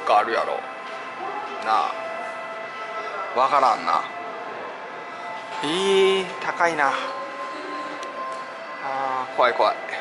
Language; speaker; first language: Japanese; native; Japanese